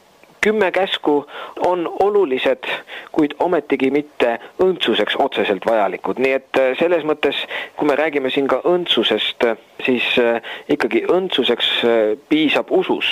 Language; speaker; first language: Estonian; native; Estonian